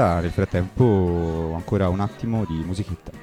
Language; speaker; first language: Italian; native; Italian